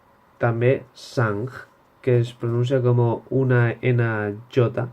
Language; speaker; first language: Catalan; non-native, local second language; Spanish